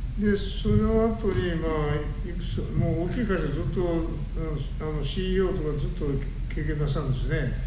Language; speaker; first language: Japanese; native; Japanese